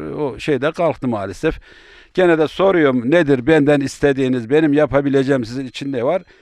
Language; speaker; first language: Turkish; native; Turkish